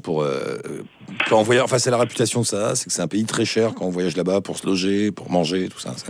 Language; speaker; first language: French; native; French